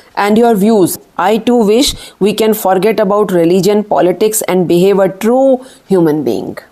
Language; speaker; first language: Hindi; native; Hindi